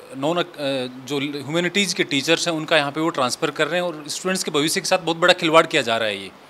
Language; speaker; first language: Hindi; native; Hindi